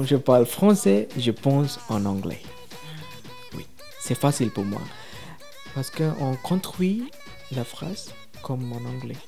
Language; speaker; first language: French; non-native, learner; Tamil